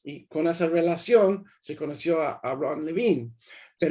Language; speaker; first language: Spanish; early bilingual, heritage; English